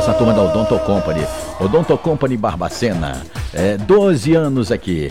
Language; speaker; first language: Portuguese; native; Portuguese